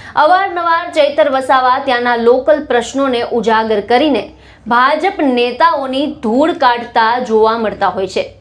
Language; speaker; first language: Gujarati; native; Gujarati